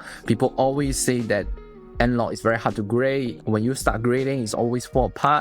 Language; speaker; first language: English; non-native, fluent; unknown